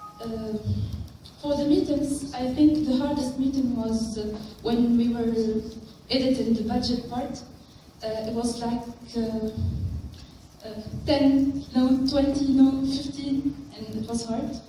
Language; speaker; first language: English; non-native, local second language; Arabic